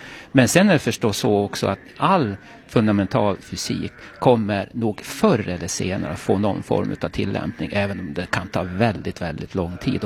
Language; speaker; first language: Swedish; native; Swedish